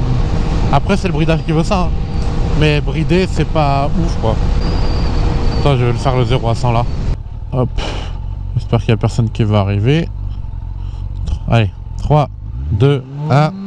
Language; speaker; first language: French; native; French